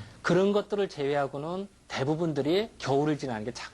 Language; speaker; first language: Korean; native; Korean